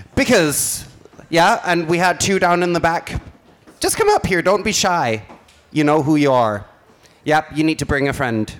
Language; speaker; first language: English; non-native, fluent; Danish